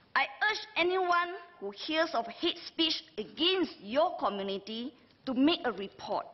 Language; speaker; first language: English; non-native, local second language; Chinese